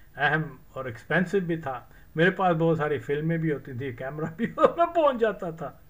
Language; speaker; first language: Urdu; non-native, local second language; Punjabi